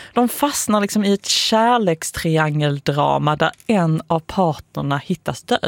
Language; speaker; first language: Swedish; native; Swedish